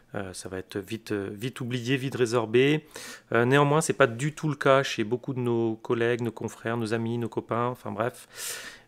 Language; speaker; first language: French; native; French